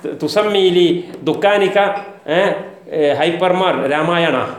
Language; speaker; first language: Arabic; non-native, fluent; Malayalam